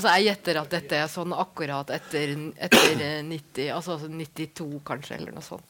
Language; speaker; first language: Norwegian; native; Norwegian